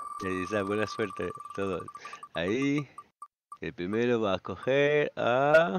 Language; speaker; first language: Spanish; native; Spanish